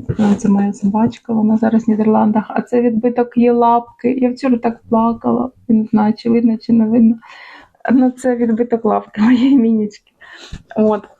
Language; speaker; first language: Ukrainian; native; Ukrainian